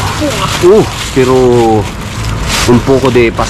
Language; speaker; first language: Spanish; non-native, learner; Filipino